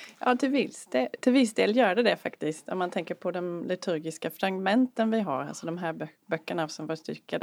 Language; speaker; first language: Swedish; non-native, fluent; English